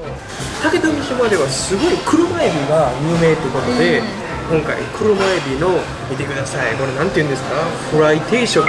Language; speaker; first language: Japanese; native; Japanese